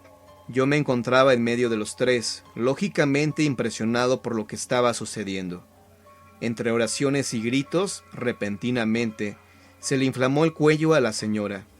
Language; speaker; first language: Spanish; native; Spanish